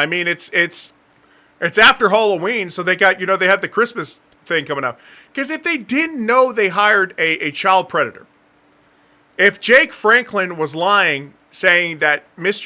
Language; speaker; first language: English; native; English